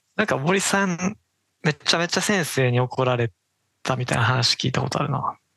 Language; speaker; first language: Japanese; native; Japanese